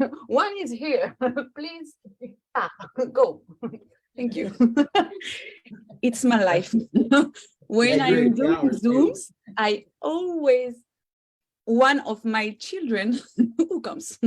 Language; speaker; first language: English; non-native, learner; French